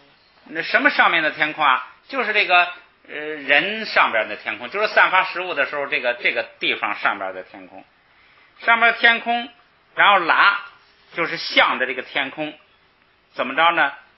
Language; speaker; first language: Chinese; native; Chinese